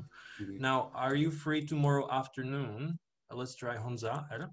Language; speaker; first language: English; non-native, fluent; Czech